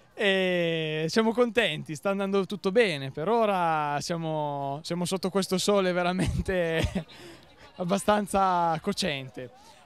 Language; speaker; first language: Italian; non-native, fluent; Portuguese